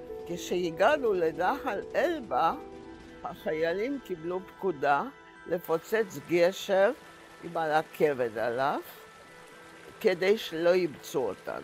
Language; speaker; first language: Hebrew; non-native, fluent; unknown